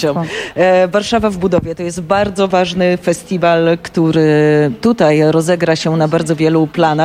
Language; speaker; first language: Polish; native; Polish